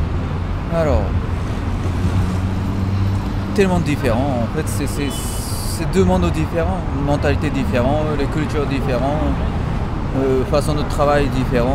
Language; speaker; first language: French; non-native, fluent; Japanese